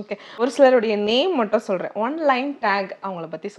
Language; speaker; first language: Tamil; native; Tamil